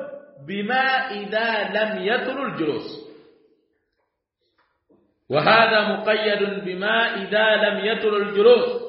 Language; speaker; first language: Arabic; non-native, fluent; Swahili